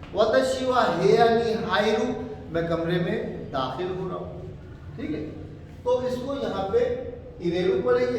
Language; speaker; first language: Urdu; native; Urdu